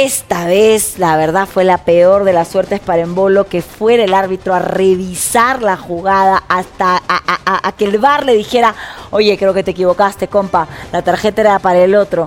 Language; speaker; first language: Spanish; native; Spanish